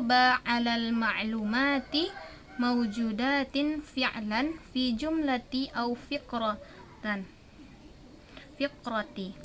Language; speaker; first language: Arabic; non-native, learner; Indonesian